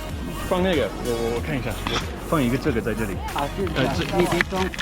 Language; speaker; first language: Chinese; non-native, fluent; English